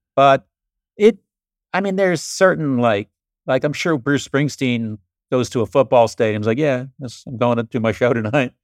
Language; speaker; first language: English; native; English